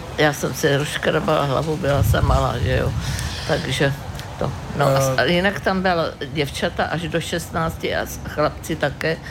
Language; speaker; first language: Czech; native; Czech